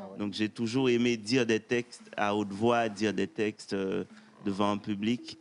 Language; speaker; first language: French; non-native, local second language; Haitian Creole